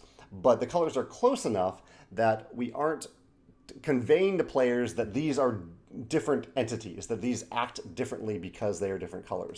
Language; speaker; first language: English; native; English